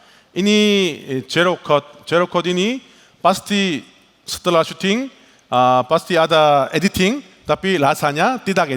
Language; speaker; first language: Indonesian; non-native, learner; Korean